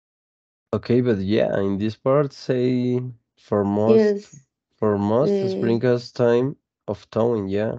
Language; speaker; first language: English; non-native, fluent; Spanish